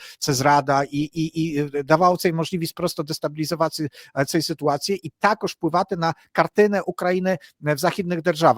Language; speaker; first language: Polish; non-native, learner; Ukrainian